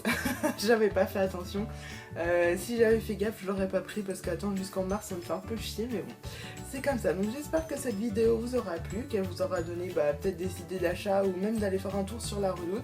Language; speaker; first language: French; native; French